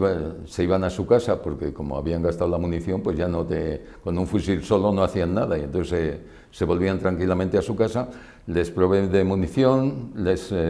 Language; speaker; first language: Spanish; native; Spanish